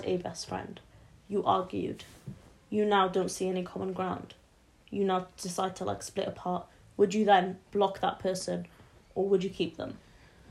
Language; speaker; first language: English; native; English